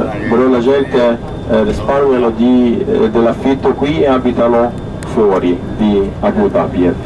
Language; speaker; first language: Italian; non-native, fluent; Arabic